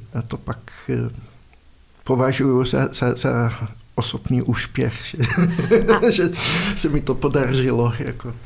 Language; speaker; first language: Czech; non-native, fluent; Dutch